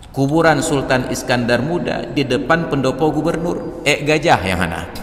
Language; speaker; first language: Indonesian; native; Indonesian